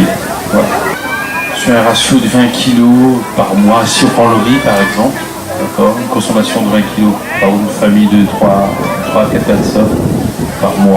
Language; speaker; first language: French; native; French